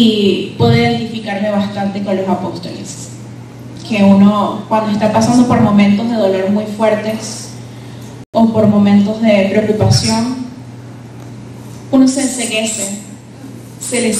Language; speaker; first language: Spanish; native; Spanish